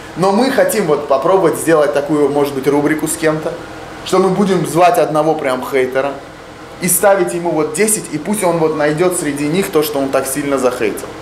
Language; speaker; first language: Russian; native; Russian